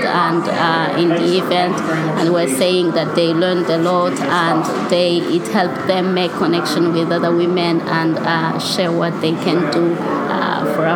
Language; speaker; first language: English; non-native, local second language; Kinyarwanda